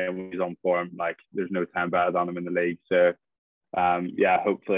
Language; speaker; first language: English; native; English